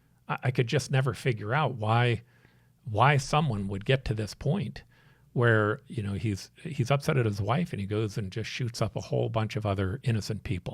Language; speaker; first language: English; native; English